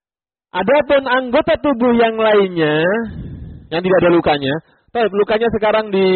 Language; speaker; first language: Indonesian; native; Indonesian